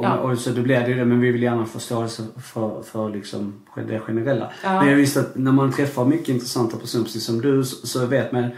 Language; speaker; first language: Swedish; native; Swedish